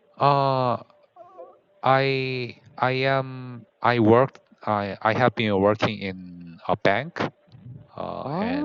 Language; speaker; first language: English; non-native, learner; Korean